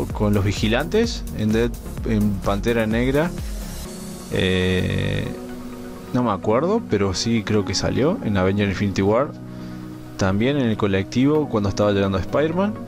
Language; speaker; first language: Spanish; native; Spanish